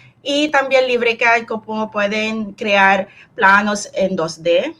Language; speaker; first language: Spanish; non-native, fluent; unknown